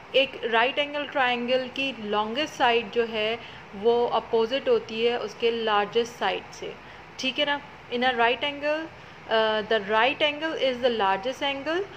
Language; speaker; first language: Urdu; native; Urdu